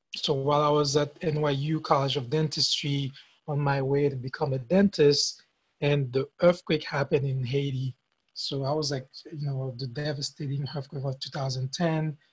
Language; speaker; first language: English; non-native, fluent; Haitian Creole